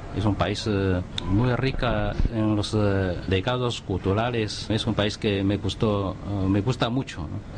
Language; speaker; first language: Spanish; non-native, fluent; Chinese